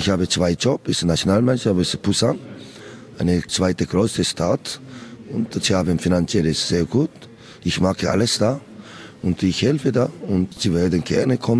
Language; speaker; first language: German; non-native, learner; Korean